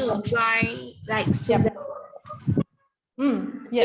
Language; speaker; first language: English; non-native, learner; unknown